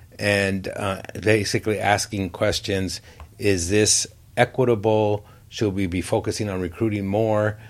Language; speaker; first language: English; native; English